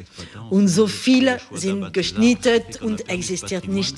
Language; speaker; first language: German; non-native, learner; French